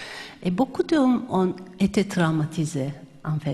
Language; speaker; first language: French; non-native, fluent; Turkish